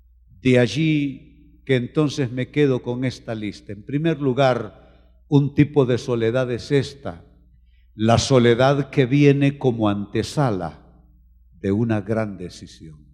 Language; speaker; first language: Spanish; native; Spanish